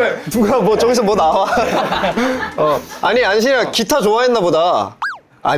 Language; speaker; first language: Korean; native; Korean